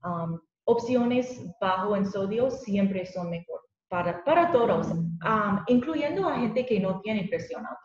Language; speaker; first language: Spanish; non-native, learner; English